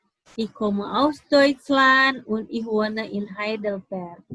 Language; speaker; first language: German; non-native, fluent; Indonesian